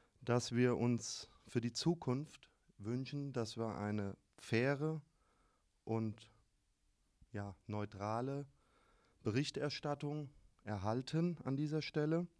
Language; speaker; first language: German; native; German